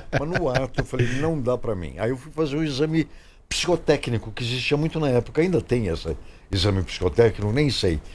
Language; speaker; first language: Portuguese; native; Portuguese